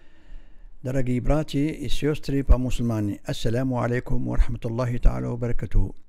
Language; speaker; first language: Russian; non-native, learner; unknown